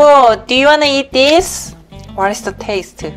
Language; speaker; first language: English; non-native, learner; Korean